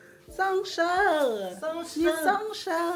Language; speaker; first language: Chinese; non-native, learner; English